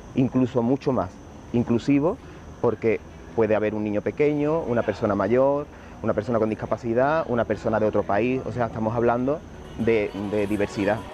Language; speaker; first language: Spanish; native; Spanish